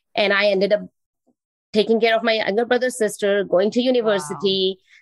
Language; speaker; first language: English; non-native, local second language; Hindi